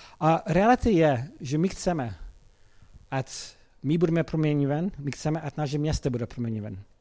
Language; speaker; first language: Czech; non-native, fluent; English